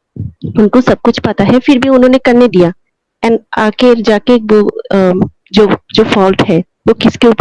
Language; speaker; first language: Hindi; non-native, local second language; Bangla